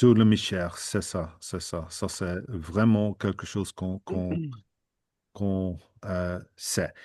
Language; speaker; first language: French; non-native, fluent; Dutch